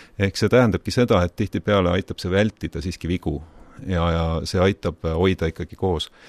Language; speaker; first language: Estonian; native; Estonian